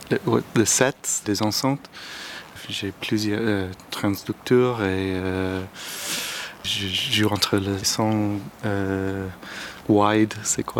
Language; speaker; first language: French; non-native, learner; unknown